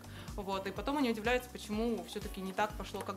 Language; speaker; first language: Russian; native; Russian